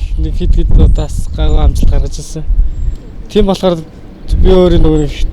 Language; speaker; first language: Mongolian; non-native, local second language; Kazakh